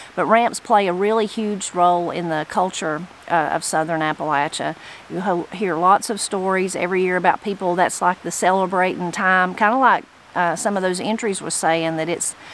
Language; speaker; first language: English; native; English